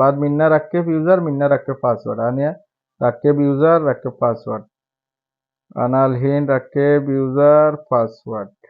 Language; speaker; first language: Arabic; non-native, learner; Bangla